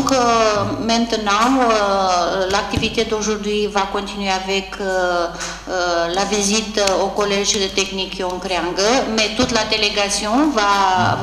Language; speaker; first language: French; non-native, fluent; Romanian